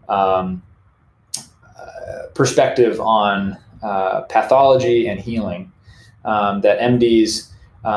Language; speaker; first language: English; native; English